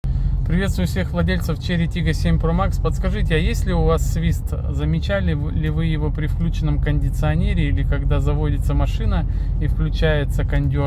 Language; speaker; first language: Russian; native; Russian